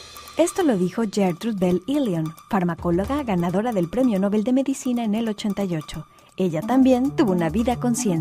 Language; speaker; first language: Spanish; native; Spanish